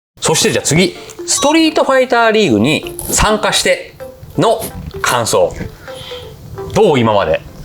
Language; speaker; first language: Japanese; native; Japanese